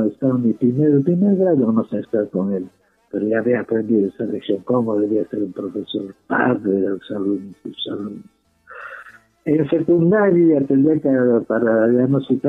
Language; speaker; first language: Spanish; non-native, local second language; Quechua